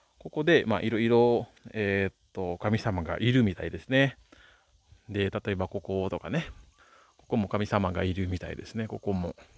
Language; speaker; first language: Japanese; non-native, fluent; Balinese